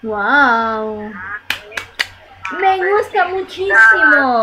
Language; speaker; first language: Spanish; non-native, learner; Italian